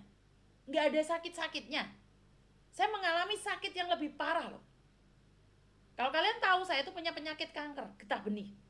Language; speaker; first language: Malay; non-native, local second language; Javanese